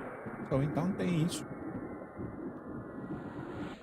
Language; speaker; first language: Portuguese; non-native, fluent; English